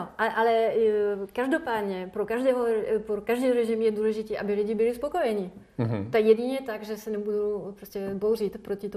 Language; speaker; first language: Czech; non-native, fluent; French